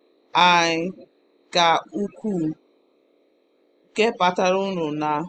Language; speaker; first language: Igbo; non-native, learner; English